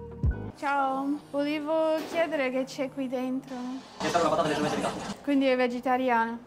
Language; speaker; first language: Italian; non-native, learner; English